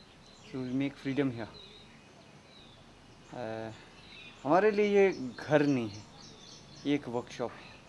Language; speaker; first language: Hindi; non-native, local second language; Tibetan